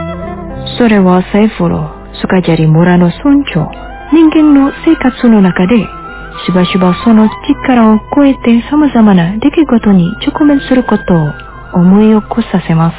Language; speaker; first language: Japanese; non-native, fluent; Indonesian